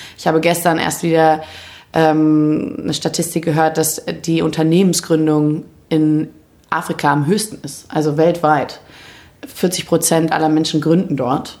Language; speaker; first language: German; native; German